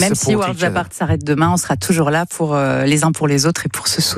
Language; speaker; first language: French; native; French